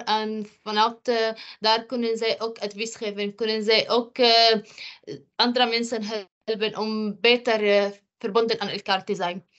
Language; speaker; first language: Dutch; non-native, fluent; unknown